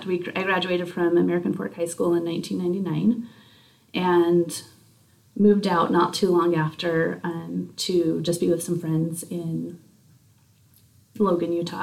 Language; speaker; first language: English; native; English